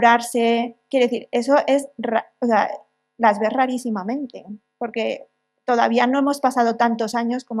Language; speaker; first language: Spanish; native; Spanish